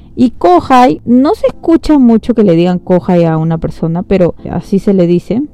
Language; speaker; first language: Spanish; early bilingual, heritage; Spanish